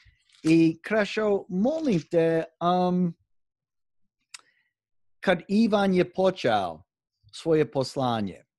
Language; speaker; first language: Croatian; non-native, fluent; English